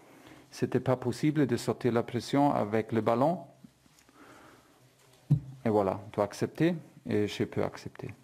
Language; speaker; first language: French; non-native, fluent; German